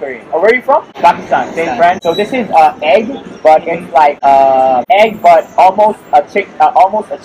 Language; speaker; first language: English; non-native, fluent; Korean